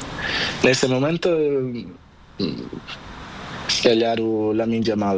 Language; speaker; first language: Spanish; non-native, learner; Portuguese